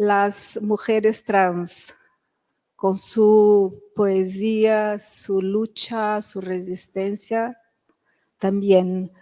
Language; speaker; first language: Spanish; non-native, fluent; Portuguese